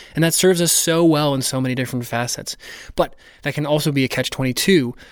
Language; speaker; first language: English; native; English